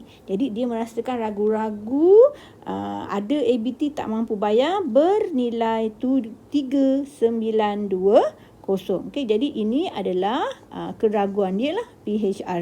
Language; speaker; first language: Malay; native; Malay